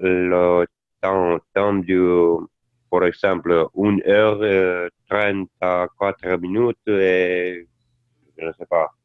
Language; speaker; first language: French; non-native, learner; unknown